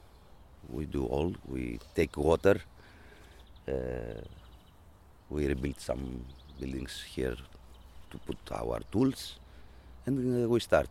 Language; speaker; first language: English; non-native, learner; Greek